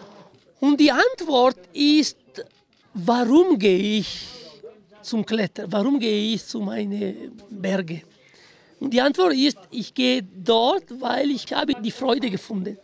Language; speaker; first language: German; non-native, fluent; Italian